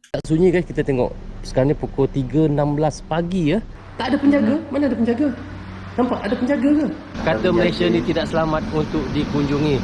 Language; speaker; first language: Malay; native; Malay